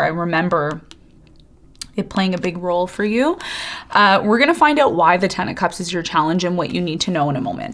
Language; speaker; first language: English; native; English